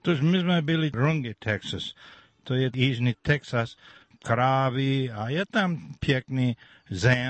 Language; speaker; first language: Czech; early bilingual, heritage; Czech